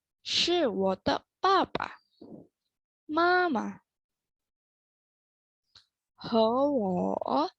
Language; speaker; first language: Chinese; non-native, learner; Indonesian